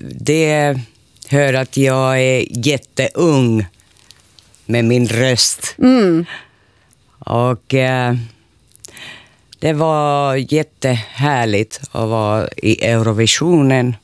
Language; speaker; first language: Swedish; non-native, local second language; Finnish